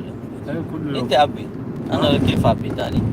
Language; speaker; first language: Arabic; non-native, learner; Bangla